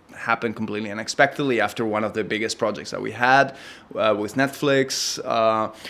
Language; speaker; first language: English; non-native, fluent; Spanish